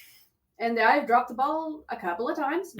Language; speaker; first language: English; native; English